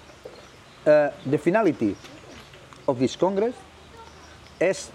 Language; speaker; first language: English; non-native, learner; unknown